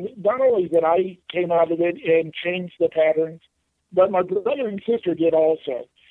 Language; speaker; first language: English; native; English